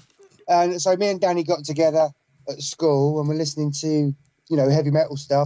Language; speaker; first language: English; native; English